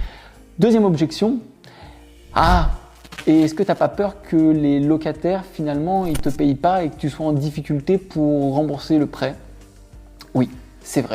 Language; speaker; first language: French; native; French